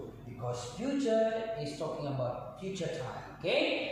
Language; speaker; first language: English; non-native, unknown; Indonesian